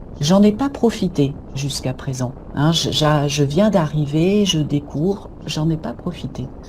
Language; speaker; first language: French; native; French